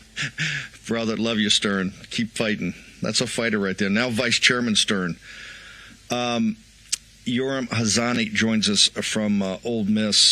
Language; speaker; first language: English; native; English